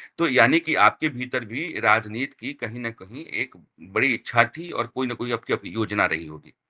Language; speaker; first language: Hindi; native; Hindi